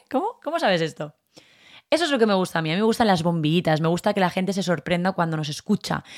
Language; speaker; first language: Spanish; native; Spanish